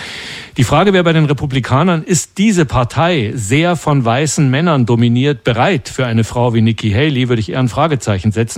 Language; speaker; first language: German; native; German